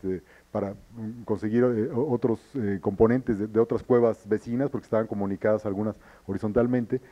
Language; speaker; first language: Spanish; native; Spanish